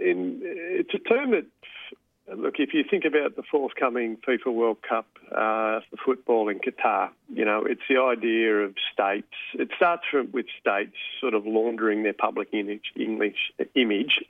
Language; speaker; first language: English; native; English